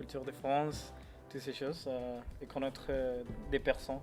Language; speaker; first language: French; non-native, learner; Spanish